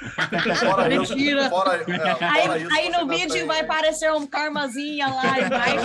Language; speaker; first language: Portuguese; non-native, fluent; English